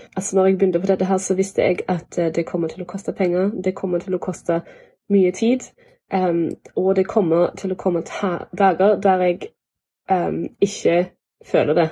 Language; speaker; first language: Norwegian; non-native, fluent; German